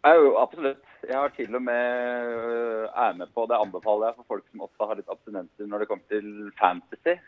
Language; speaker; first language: Norwegian; native; Norwegian